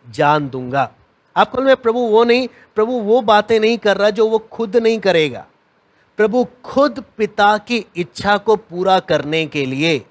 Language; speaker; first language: Hindi; native; Hindi